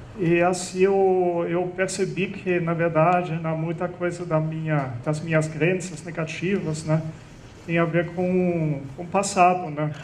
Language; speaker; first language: Portuguese; non-native, fluent; German